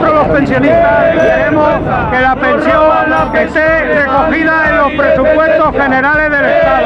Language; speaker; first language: Spanish; native; Spanish